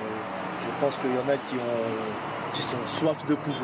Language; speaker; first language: French; native; French